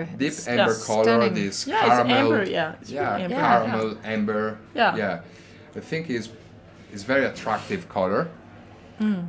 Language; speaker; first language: English; non-native, fluent; Italian